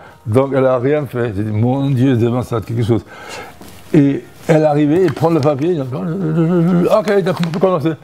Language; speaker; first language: French; non-native, fluent; German